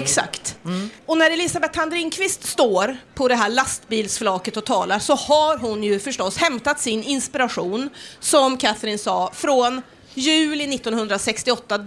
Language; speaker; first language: Swedish; native; Swedish